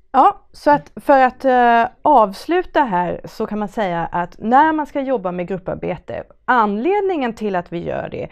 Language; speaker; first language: Swedish; native; Swedish